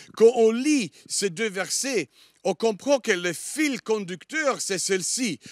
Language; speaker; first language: French; non-native, fluent; Italian